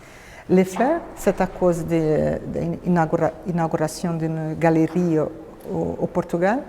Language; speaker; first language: French; non-native, fluent; Portuguese